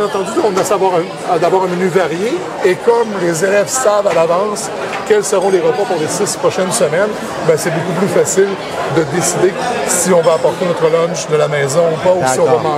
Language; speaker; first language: French; native; French